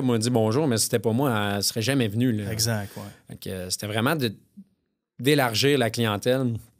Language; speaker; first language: French; native; French